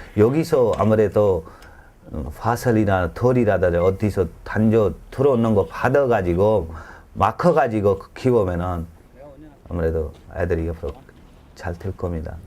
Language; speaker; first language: Korean; non-native, learner; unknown